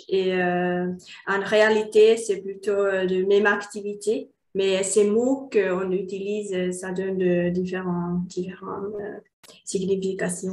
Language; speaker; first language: French; non-native, learner; Finnish